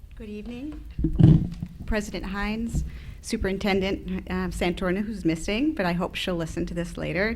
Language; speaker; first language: English; early bilingual, other home language; Spanish